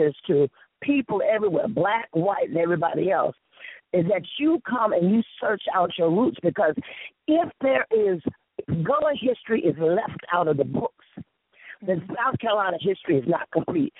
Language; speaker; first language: English; native; English